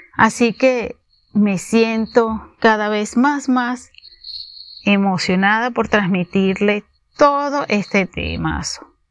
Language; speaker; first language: Spanish; native; Spanish